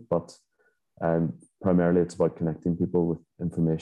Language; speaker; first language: English; native; English